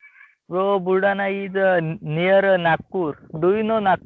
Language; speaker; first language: English; non-native, learner; Marathi